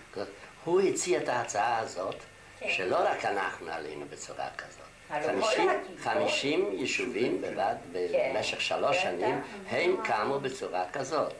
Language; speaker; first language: Hebrew; non-native, fluent; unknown